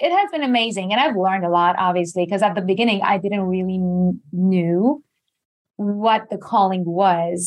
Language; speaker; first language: English; non-native, fluent; Persian